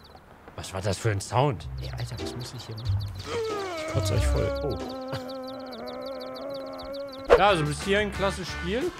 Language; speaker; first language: German; native; German